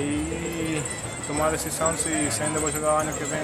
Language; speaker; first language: Portuguese; non-native, fluent; Spanish